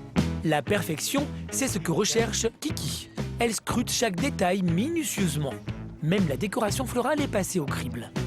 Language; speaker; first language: French; native; French